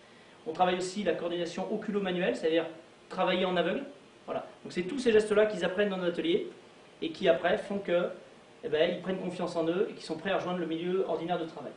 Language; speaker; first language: French; native; French